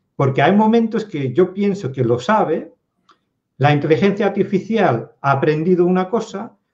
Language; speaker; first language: Spanish; non-native, fluent; Dutch